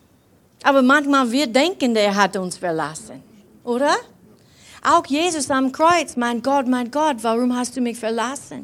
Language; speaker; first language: German; non-native, fluent; English